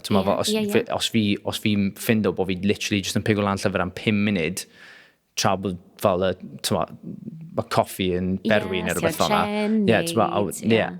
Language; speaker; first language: Welsh; non-native, local second language; English